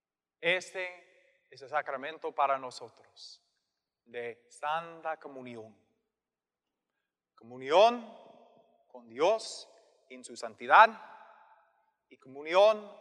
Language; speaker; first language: Spanish; non-native, fluent; English